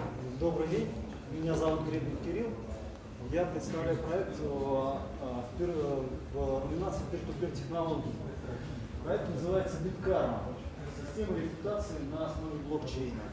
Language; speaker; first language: Russian; native; Russian